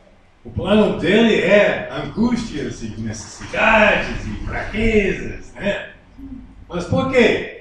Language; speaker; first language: Portuguese; non-native, fluent; English